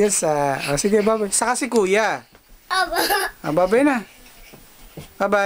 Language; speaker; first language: Filipino; native; Filipino